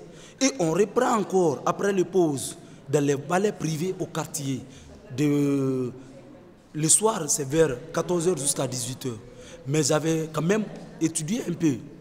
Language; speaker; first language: French; non-native, fluent; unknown